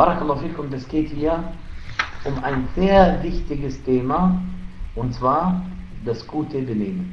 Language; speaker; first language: German; non-native, fluent; Arabic